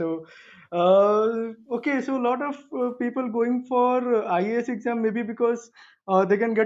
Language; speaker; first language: English; non-native, local second language; Hindi